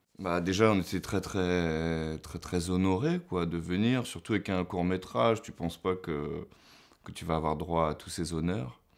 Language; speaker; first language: French; native; French